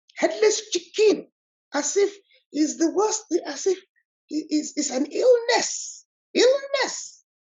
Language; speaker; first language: English; non-native, local second language; Yoruba